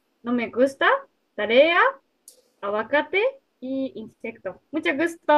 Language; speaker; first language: Spanish; non-native, learner; Japanese